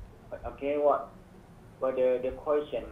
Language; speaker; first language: English; non-native, learner; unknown